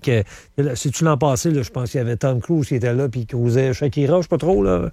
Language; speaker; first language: French; native; French